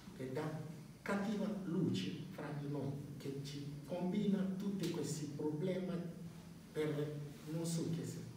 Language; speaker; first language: Italian; non-native, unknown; French